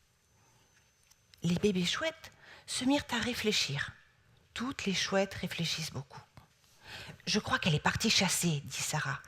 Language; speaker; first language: French; native; French